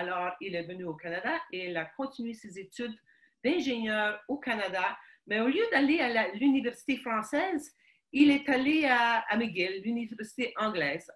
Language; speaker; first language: French; early bilingual, other home language; Ukrainian